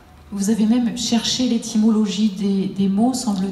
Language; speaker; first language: French; native; French